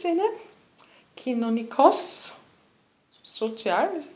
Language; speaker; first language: Greek; non-native, learner; German